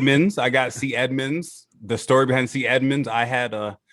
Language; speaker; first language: English; native; English